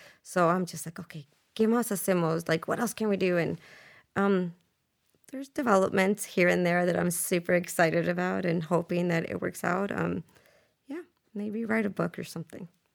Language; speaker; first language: English; early bilingual, other home language; Spanish